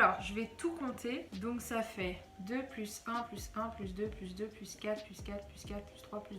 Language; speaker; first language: French; native; French